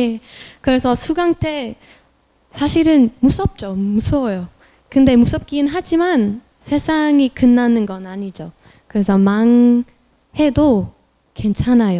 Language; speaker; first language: Korean; non-native, fluent; French